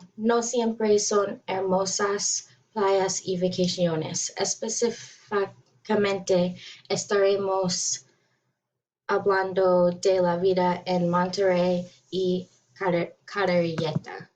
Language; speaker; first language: Spanish; non-native, learner; English